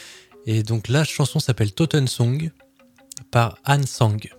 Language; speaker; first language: French; native; French